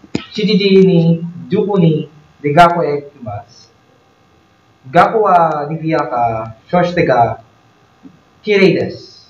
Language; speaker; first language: Japanese; non-native, learner; Filipino